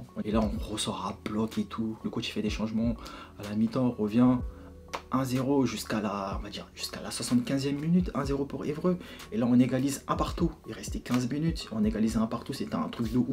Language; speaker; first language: French; native; French